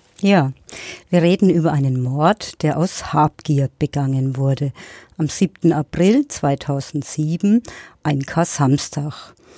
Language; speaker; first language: German; native; German